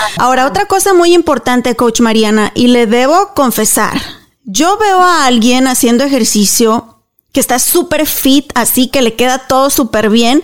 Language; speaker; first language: Spanish; native; Spanish